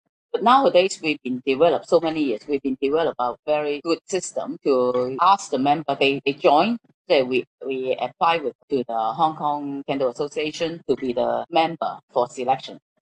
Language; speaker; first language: English; non-native, local second language; Cantonese